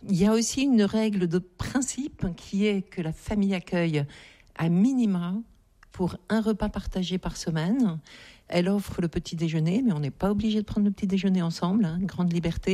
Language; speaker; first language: French; native; French